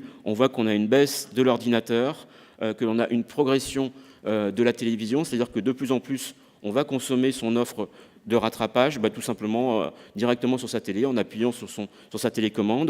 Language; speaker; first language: French; native; French